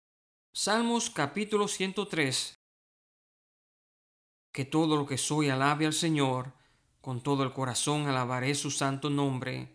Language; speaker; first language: Spanish; native; Spanish